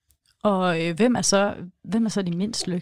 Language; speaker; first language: Danish; native; Danish